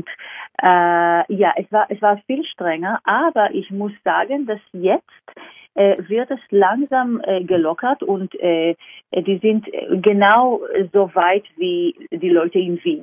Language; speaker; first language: German; non-native, fluent; Hebrew